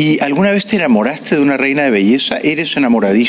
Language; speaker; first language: Spanish; native; Spanish